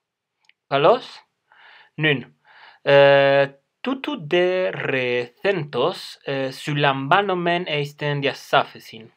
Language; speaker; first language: Greek; non-native, fluent; Spanish